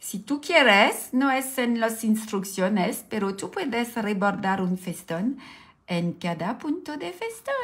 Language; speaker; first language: Spanish; non-native, learner; French